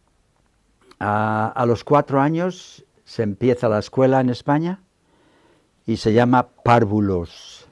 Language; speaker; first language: Spanish; native; Spanish